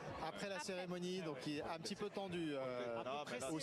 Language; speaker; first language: French; native; French